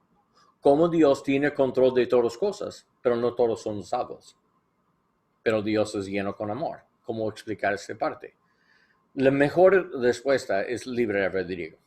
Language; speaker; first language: Spanish; non-native, learner; English